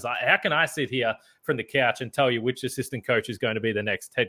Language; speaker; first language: English; native; English